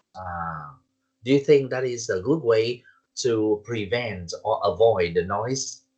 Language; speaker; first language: English; non-native, learner; Vietnamese